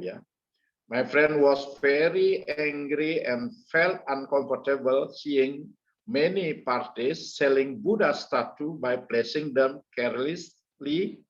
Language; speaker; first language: English; non-native, fluent; Indonesian